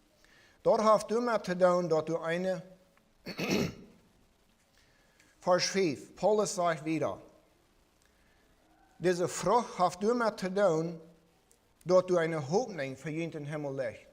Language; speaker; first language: German; non-native, learner; Plautdietsch